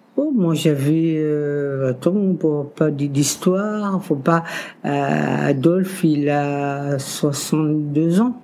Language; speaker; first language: French; non-native, local second language; Kabuverdianu